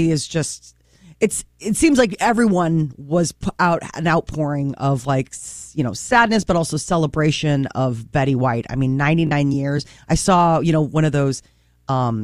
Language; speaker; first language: English; native; English